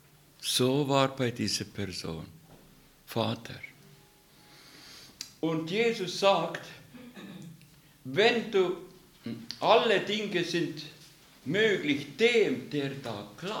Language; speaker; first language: German; non-native, fluent; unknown